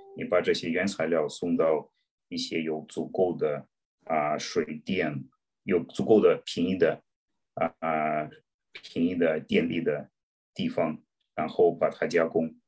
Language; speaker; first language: Chinese; non-native, fluent; Russian